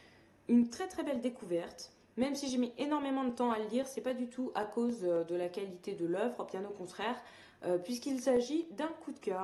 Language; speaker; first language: French; native; French